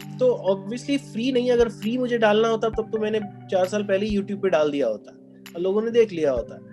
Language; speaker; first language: Hindi; non-native, local second language; Bhojpuri